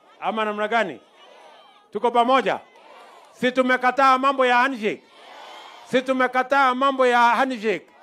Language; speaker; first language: Swahili; non-native, local second language; Kalenjin